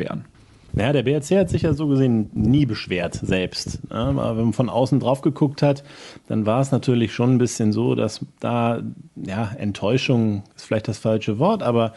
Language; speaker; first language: German; native; German